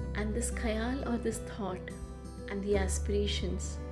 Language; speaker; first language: English; non-native, local second language; Hindi